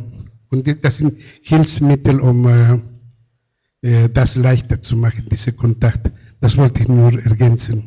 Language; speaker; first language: German; non-native, fluent; Spanish